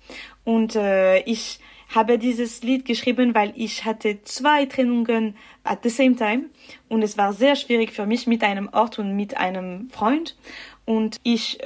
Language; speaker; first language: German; non-native, learner; French